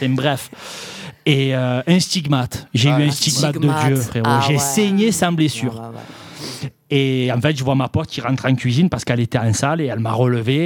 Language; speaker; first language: French; native; French